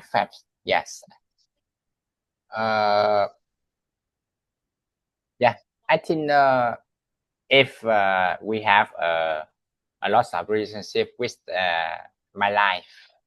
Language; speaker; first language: English; non-native, learner; Vietnamese